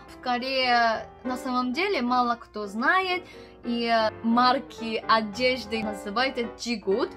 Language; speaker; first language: Russian; non-native, learner; Korean